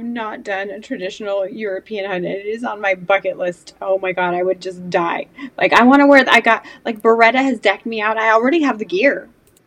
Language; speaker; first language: English; native; English